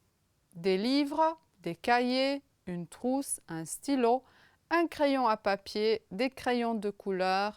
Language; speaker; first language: French; non-native, fluent; Romanian